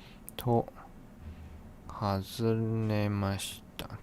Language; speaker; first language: Japanese; non-native, learner; English